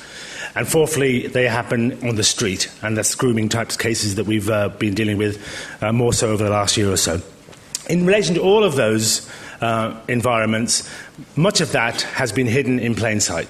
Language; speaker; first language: English; native; English